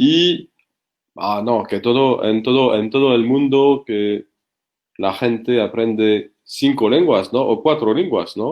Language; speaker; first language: Spanish; non-native, learner; French